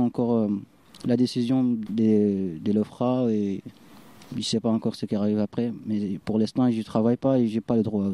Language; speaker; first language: French; non-native, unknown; Arabic